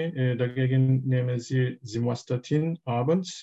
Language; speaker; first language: German; non-native, learner; Turkish